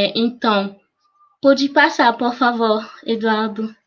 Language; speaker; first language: Portuguese; non-native, fluent; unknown